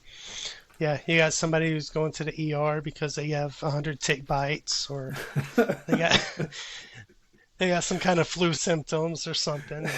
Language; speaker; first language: English; native; English